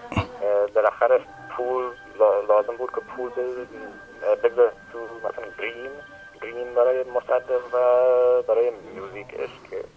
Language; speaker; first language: Persian; early bilingual, heritage; Persian